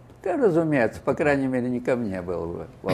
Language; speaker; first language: Russian; native; Russian